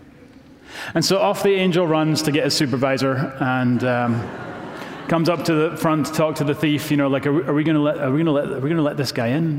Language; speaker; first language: English; native; English